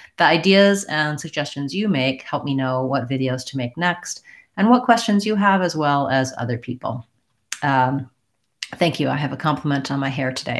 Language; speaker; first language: English; native; English